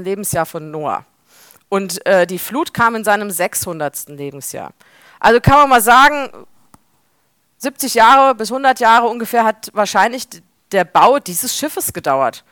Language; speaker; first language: German; native; German